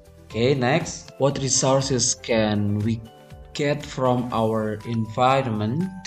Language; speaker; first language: English; non-native, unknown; Indonesian